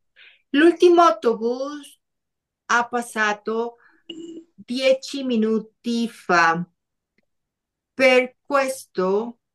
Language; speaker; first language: Italian; non-native, learner; Spanish